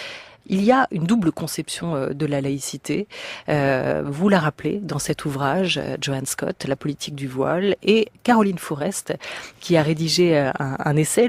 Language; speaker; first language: French; native; French